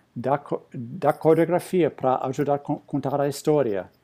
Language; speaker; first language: Portuguese; non-native, fluent; English